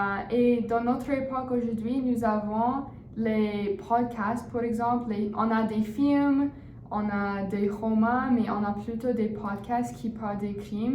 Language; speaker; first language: French; non-native, learner; English